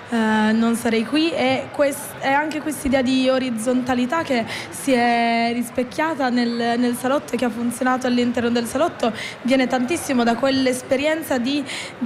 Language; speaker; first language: Italian; native; Italian